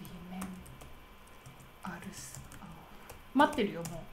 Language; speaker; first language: German; non-native, learner; Japanese